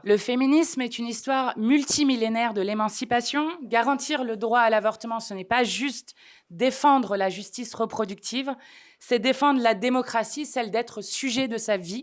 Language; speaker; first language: French; native; French